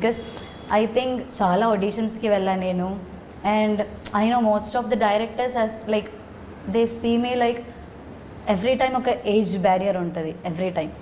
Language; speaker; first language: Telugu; non-native, learner; Malayalam